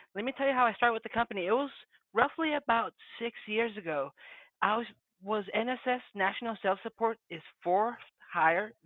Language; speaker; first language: English; early bilingual, other home language; Spanish